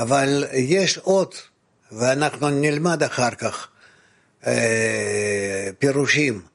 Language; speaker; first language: Hebrew; non-native, fluent; Russian